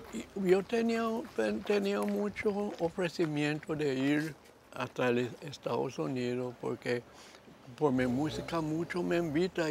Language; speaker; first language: Spanish; non-native, local second language; English